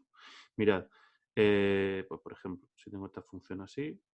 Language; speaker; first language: Spanish; native; Spanish